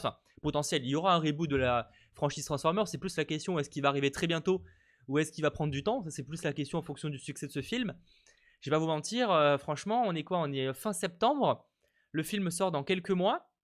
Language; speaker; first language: French; native; French